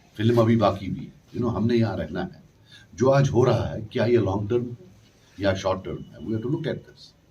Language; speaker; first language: Urdu; non-native, local second language; Kashmiri